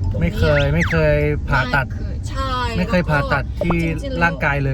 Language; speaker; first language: Thai; native; Thai